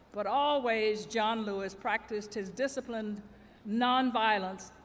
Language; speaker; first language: English; native; English